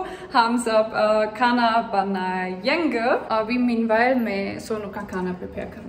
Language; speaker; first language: Hindi; non-native, learner; German